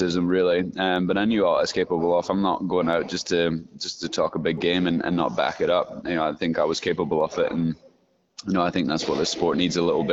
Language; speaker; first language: English; native; English